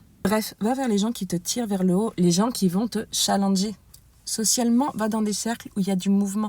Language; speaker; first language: French; native; French